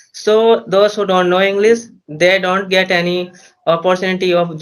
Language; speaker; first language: English; non-native, learner; Hindi